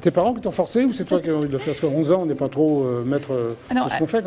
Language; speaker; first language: French; native; French